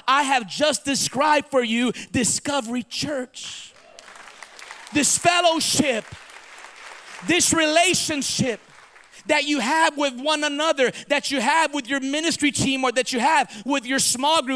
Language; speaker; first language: English; early bilingual, other home language; Spanish